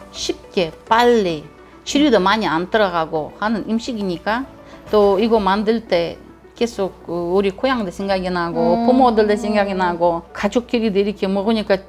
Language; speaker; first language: Korean; non-native, learner; Russian